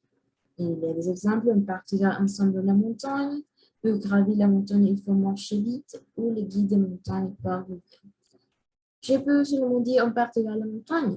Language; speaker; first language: French; non-native, learner; Spanish